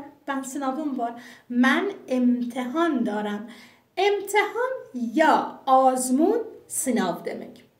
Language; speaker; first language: Turkish; non-native, fluent; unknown